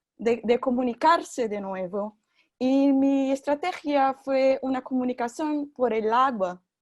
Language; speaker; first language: Spanish; non-native, fluent; Portuguese